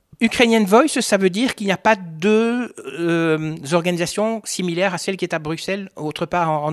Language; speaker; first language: French; native; French